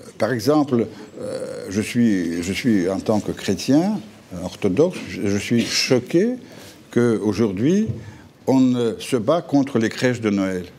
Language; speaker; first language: French; non-native, fluent; Russian